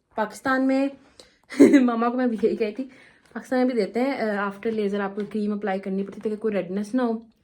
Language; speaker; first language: Urdu; non-native, local second language; Punjabi